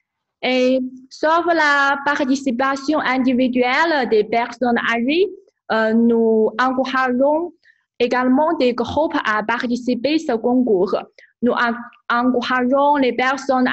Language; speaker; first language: French; non-native, fluent; Chinese